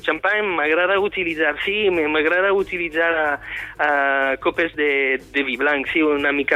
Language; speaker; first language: Catalan; non-native, fluent; French